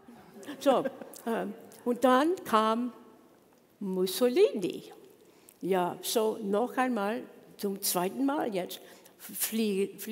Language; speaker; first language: German; non-native, learner; English